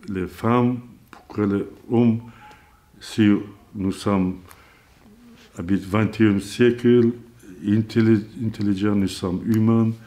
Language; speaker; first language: French; non-native, learner; Azerbaijani